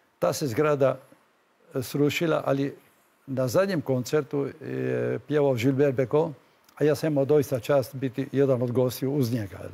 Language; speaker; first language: Croatian; native; Croatian